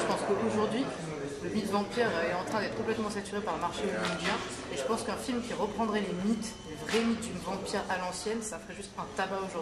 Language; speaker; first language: French; native; French